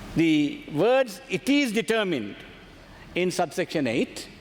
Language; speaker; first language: English; non-native, local second language; Sinhala